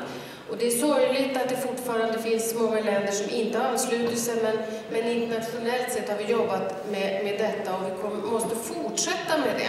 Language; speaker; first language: Swedish; native; Swedish